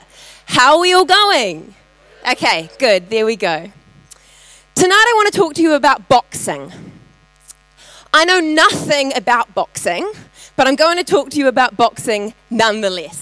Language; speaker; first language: English; native; English